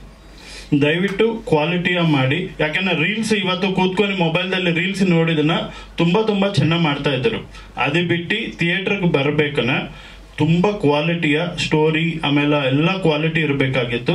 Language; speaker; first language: Kannada; non-native, local second language; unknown